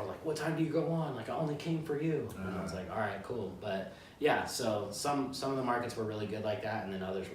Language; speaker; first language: English; native; English